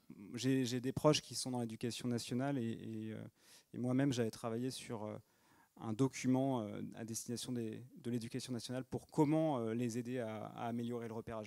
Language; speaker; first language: French; native; French